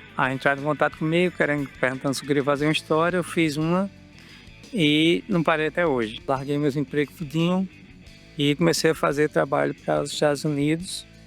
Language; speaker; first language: Portuguese; native; Portuguese